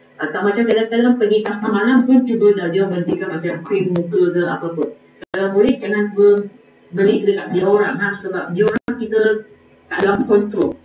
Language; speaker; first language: Malay; non-native, local second language; Chinese